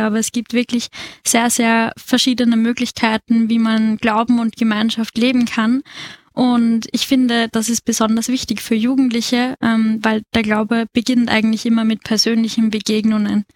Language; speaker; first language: German; native; German